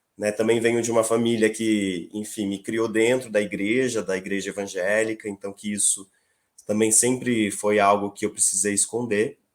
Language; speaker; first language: Portuguese; native; Portuguese